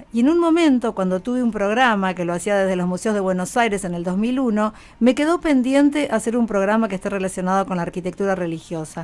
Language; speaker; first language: Spanish; native; Spanish